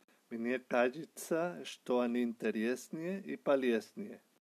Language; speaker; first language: Russian; non-native, learner; Spanish